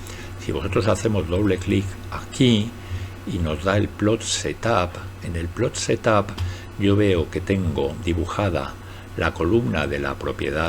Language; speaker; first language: Spanish; native; Spanish